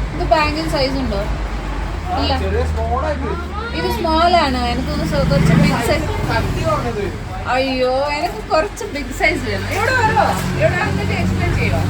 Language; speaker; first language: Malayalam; non-native, learner; Telugu